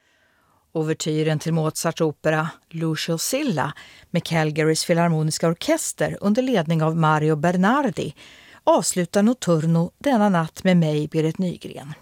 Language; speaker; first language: Swedish; native; Swedish